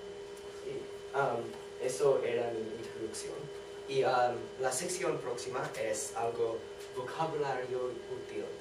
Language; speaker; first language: Spanish; non-native, learner; English